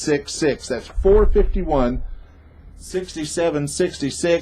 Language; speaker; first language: English; native; English